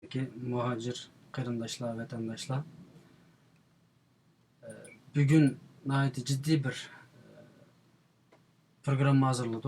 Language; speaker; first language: Turkish; non-native, fluent; Uyghur